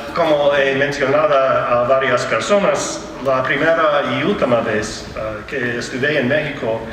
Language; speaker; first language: Spanish; non-native, learner; English